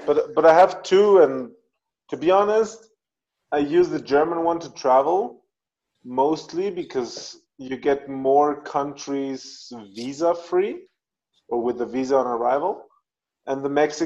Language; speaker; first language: English; non-native, fluent; Spanish